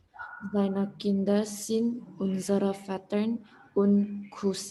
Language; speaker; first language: German; non-native, learner; Indonesian